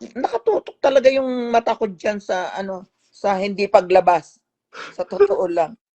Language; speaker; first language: Filipino; native; Filipino